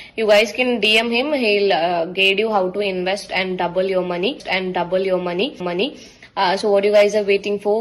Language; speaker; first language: English; non-native, local second language; Malayalam